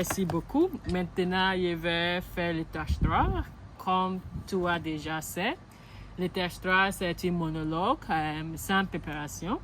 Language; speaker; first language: French; non-native, learner; Akan